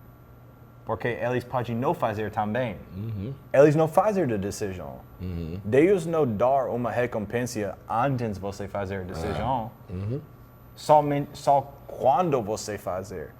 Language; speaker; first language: Portuguese; non-native, learner; English